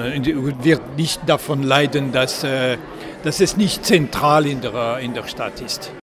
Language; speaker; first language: German; non-native, local second language; French